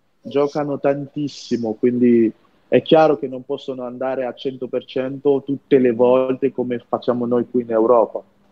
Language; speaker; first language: Italian; non-native, fluent; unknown